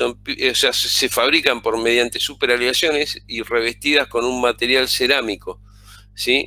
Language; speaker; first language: Spanish; native; Spanish